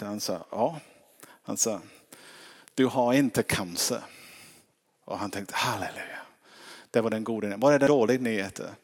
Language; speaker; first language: Swedish; non-native, fluent; English